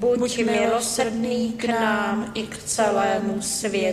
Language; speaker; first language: Czech; native; Czech